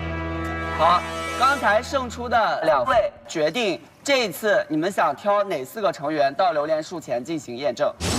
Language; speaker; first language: Chinese; native; Chinese